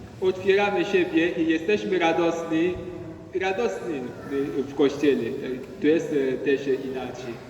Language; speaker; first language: Polish; non-native, learner; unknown